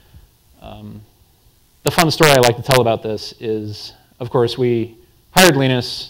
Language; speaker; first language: English; native; English